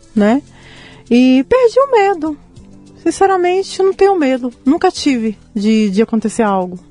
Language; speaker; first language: Portuguese; native; Portuguese